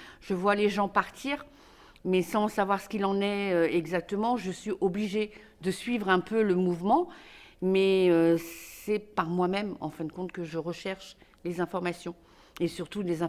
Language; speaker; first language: French; native; French